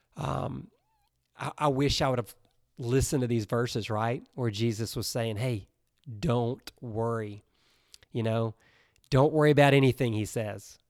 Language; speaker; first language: English; native; English